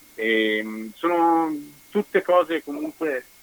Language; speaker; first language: Italian; native; Italian